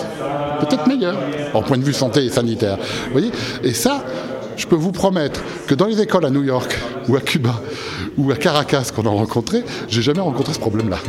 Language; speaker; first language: French; native; French